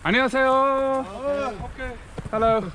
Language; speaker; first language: Korean; non-native, learner; English